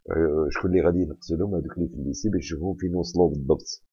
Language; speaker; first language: French; non-native, local second language; Arabic